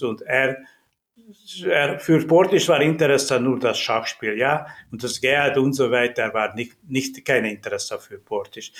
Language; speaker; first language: German; non-native, learner; Hungarian